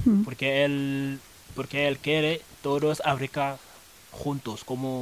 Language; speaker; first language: Spanish; non-native, learner; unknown